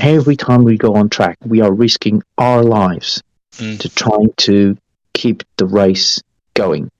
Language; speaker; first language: English; non-native, fluent; Portuguese